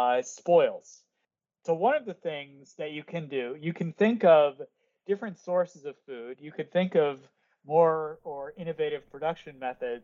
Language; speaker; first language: English; native; English